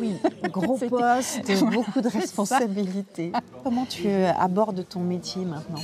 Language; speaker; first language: French; native; French